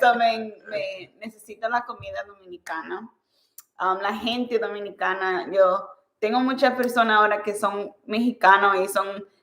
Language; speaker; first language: Spanish; early bilingual, other home language; English